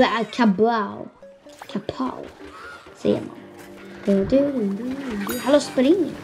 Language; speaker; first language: Swedish; non-native, learner; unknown